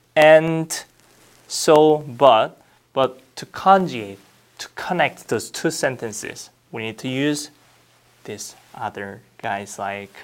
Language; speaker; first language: English; non-native, fluent; Korean